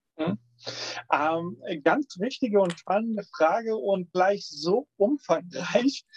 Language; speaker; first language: German; non-native, fluent; Romanian